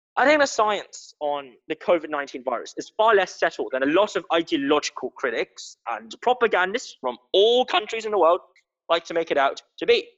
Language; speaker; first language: English; non-native, local second language; Cantonese